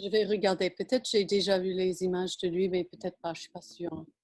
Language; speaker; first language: French; non-native, fluent; English